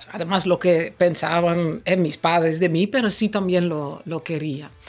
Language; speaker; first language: Spanish; non-native, fluent; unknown